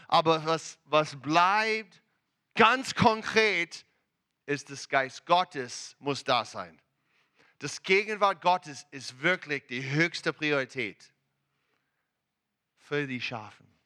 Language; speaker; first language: German; non-native, learner; English